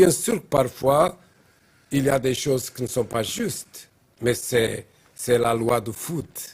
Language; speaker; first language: French; non-native, learner; Portuguese